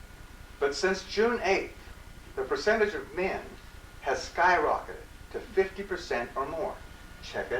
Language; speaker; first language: English; native; English